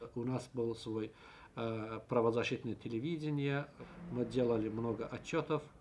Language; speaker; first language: Russian; non-native, local second language; Azerbaijani